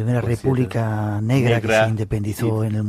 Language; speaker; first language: Spanish; native; Spanish